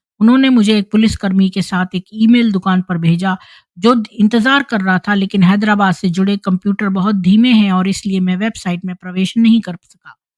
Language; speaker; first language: Hindi; native; Hindi